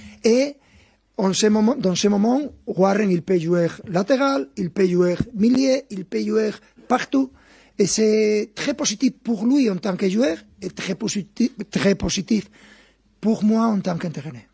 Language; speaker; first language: French; non-native, fluent; Spanish